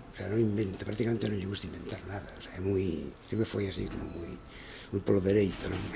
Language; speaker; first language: Galician; non-native, local second language; Catalan